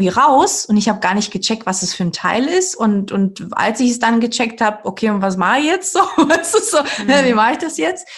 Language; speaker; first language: German; early bilingual, other home language; Portuguese